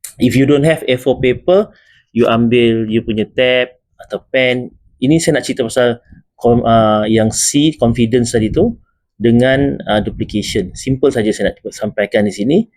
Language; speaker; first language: Malay; native; Malay